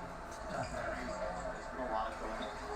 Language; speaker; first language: English; native; English